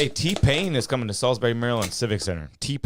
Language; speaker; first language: English; native; English